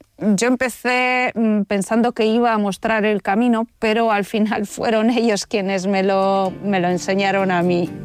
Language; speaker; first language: Spanish; non-native, fluent; Polish